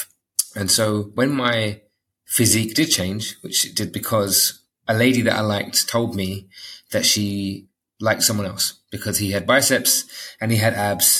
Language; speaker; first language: English; native; English